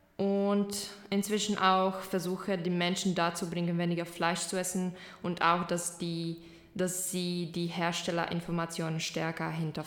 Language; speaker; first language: German; non-native, fluent; Czech